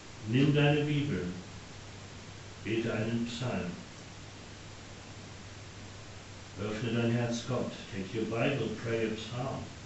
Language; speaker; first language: German; native; German